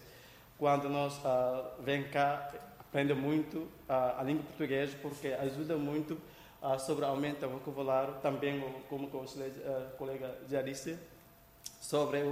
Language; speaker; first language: Portuguese; non-native, local second language; Tetum